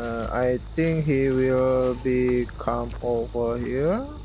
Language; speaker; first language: English; non-native, learner; Indonesian